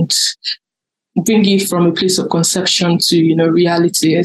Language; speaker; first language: English; non-native, local second language; Yoruba